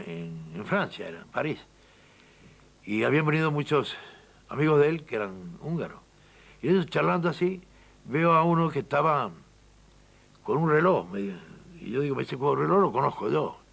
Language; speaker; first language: Spanish; native; Spanish